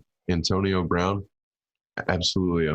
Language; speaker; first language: English; native; English